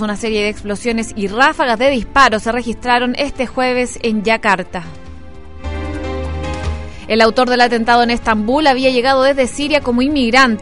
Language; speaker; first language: Spanish; native; Spanish